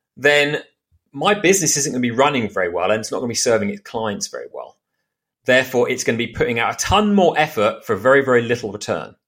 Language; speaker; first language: English; native; English